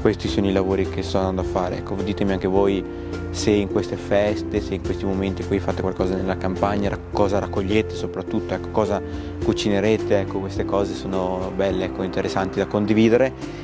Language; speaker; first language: Italian; native; Italian